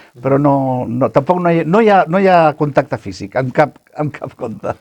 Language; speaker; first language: Catalan; native; Catalan